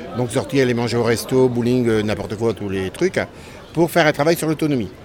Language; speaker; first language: French; native; French